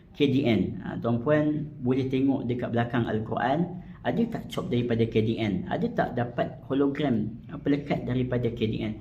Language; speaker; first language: Malay; native; Malay